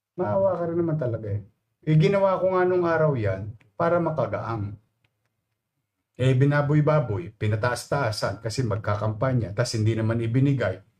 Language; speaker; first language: Filipino; native; Filipino